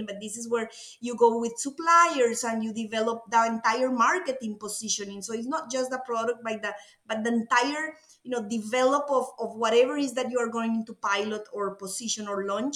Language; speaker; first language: English; non-native, fluent; Spanish